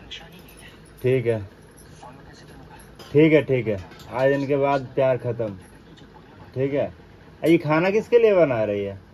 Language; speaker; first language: Hindi; native; Hindi